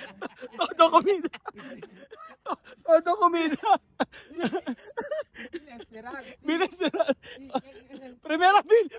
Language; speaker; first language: Spanish; non-native, learner; Filipino